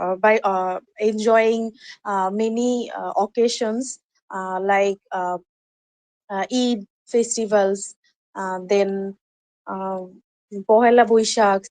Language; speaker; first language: English; non-native, learner; Bangla